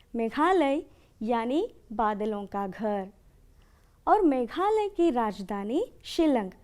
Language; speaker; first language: Hindi; non-native, local second language; Kannada